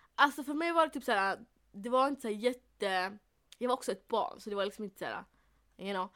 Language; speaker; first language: Swedish; early bilingual, other home language; Somali